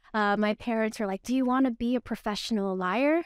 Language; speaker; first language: English; early bilingual, other home language; Filipino